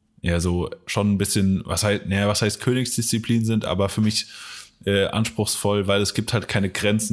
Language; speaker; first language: German; native; German